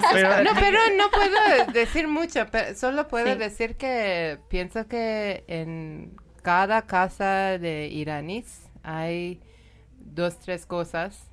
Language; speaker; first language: Spanish; non-native, learner; Persian